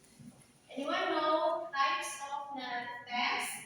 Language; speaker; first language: English; non-native, learner; Indonesian